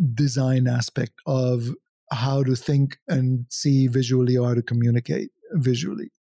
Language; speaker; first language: English; non-native, fluent; German